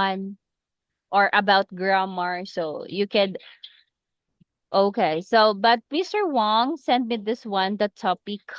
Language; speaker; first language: English; non-native, local second language; Cebuano